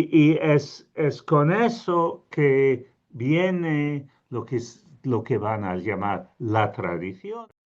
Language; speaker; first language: Spanish; non-native, fluent; English